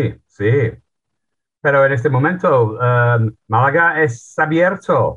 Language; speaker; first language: Spanish; non-native, learner; English